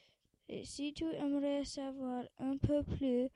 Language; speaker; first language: French; non-native, local second language; English